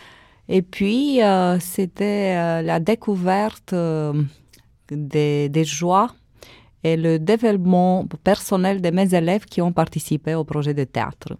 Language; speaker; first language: French; non-native, fluent; Romanian